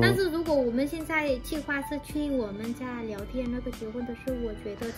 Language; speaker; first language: Chinese; non-native, fluent; Vietnamese